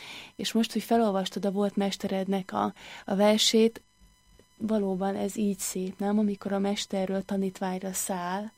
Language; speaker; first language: Hungarian; native; Hungarian